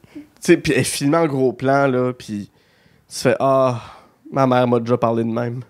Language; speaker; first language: French; native; French